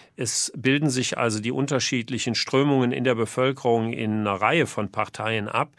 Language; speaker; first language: German; native; German